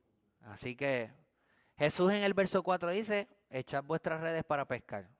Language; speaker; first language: Spanish; native; Spanish